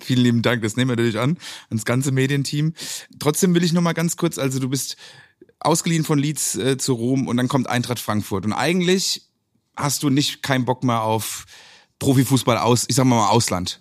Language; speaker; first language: German; native; German